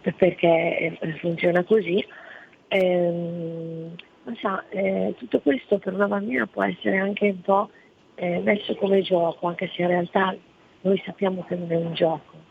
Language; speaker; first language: Italian; native; Italian